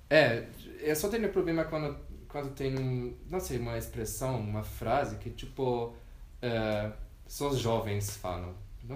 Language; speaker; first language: Portuguese; non-native, fluent; German